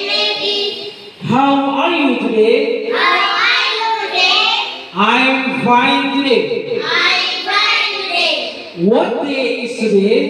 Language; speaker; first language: English; non-native, learner; Indonesian